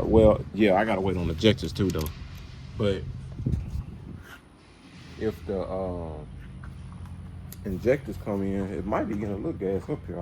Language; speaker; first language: English; native; English